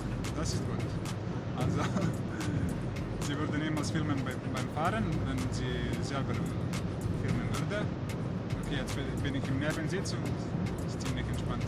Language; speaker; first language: German; non-native, learner; Serbian